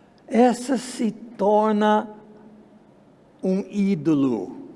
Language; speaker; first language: Portuguese; non-native, fluent; English